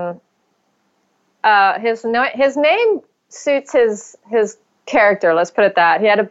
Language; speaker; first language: English; native; English